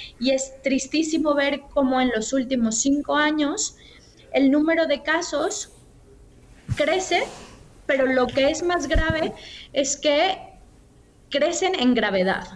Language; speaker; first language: Spanish; native; Spanish